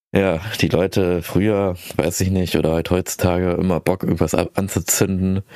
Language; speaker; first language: German; early bilingual, other home language; Filipino